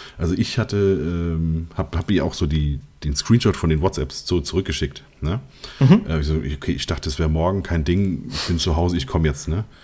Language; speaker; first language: German; native; German